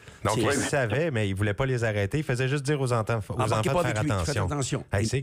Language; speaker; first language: French; native; French